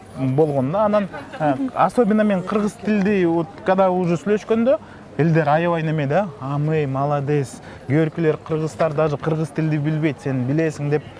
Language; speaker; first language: Kyrgyz; non-native, local second language; Russian